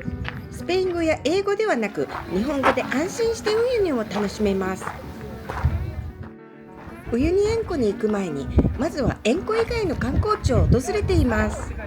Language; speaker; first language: Japanese; native; Japanese